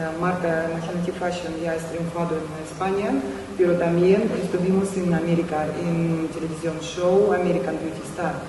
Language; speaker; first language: Spanish; non-native, fluent; Russian